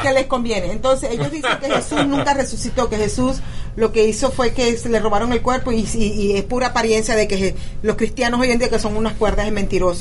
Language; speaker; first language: Spanish; native; Spanish